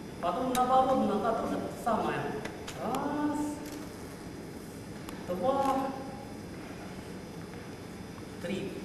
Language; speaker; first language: Russian; non-native, learner; Chinese